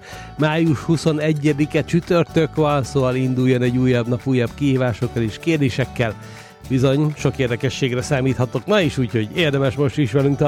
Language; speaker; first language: Hungarian; native; Hungarian